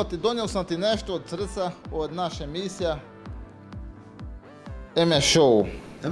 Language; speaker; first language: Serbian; non-native, learner; Portuguese